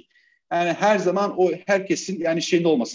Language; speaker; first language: Turkish; early bilingual, heritage; Turkish